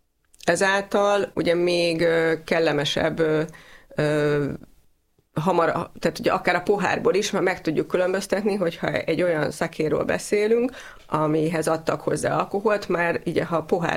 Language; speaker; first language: Hungarian; native; Hungarian